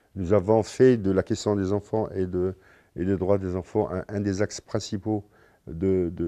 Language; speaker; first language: French; non-native, local second language; Arabic